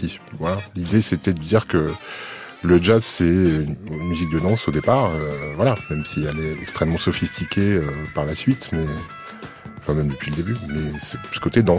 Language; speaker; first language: French; native; French